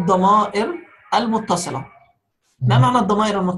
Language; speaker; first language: Arabic; native; Arabic